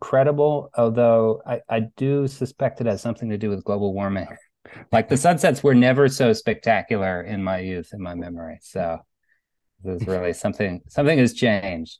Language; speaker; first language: English; native; English